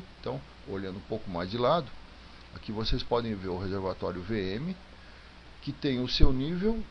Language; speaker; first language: Portuguese; native; Portuguese